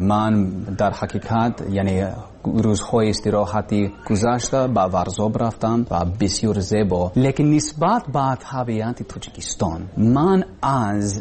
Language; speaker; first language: Persian; non-native, learner; English